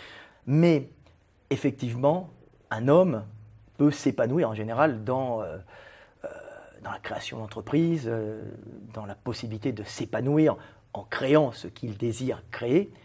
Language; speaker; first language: French; native; French